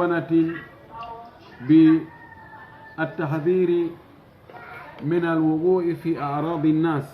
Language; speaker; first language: Arabic; non-native, fluent; Fula